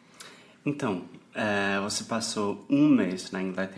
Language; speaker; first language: Portuguese; non-native, fluent; English